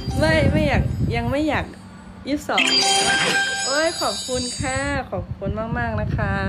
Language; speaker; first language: Thai; non-native, local second language; Shan